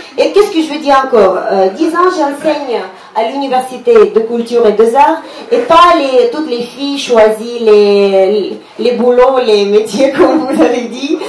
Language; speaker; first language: French; non-native, fluent; Russian